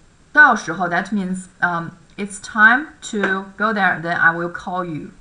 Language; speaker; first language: English; non-native, fluent; Chinese